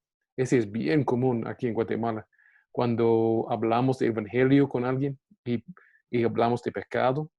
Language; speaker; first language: Spanish; non-native, fluent; English